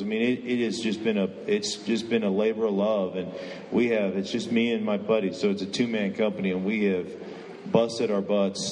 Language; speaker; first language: English; native; English